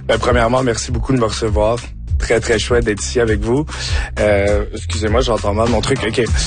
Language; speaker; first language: French; native; French